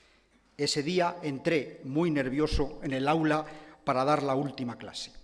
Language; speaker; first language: Spanish; native; Spanish